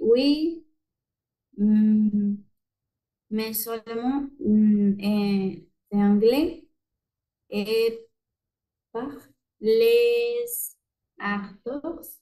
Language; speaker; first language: French; non-native, learner; Spanish